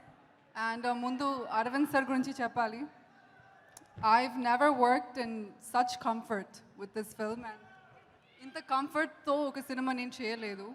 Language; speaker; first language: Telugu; non-native, fluent; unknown